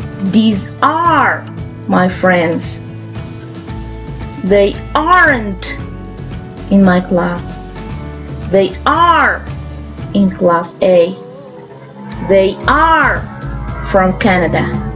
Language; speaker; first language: English; non-native, fluent; Spanish